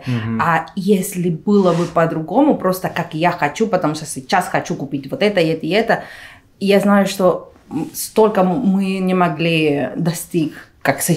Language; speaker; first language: Russian; non-native, fluent; Spanish